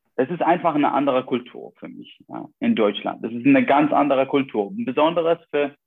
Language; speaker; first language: German; non-native, fluent; Arabic